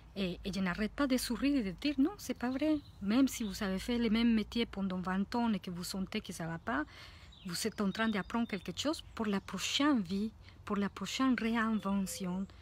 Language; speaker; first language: French; non-native, fluent; Spanish